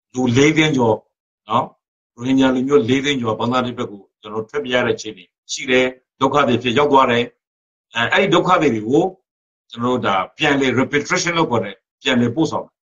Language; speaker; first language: Burmese; non-native, local second language; Rohingya